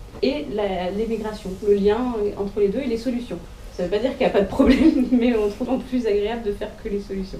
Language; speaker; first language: French; native; French